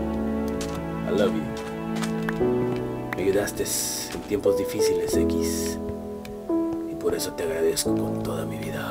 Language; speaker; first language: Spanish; early bilingual, heritage; Spanish